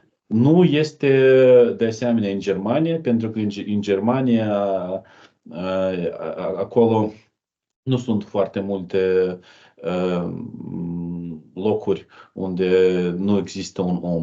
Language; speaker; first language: Romanian; non-native, learner; Ukrainian